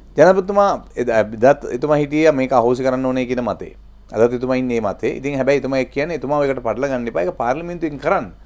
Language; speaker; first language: Sinhala; native; Sinhala